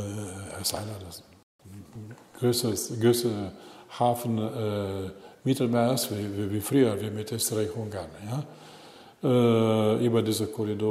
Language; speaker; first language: German; non-native, learner; Italian